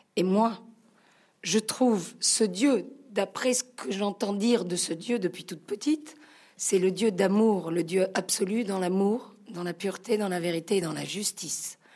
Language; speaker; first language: French; native; French